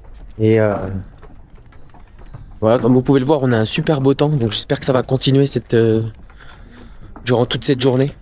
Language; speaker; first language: French; native; French